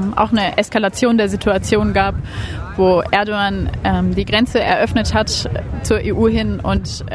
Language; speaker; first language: German; native; German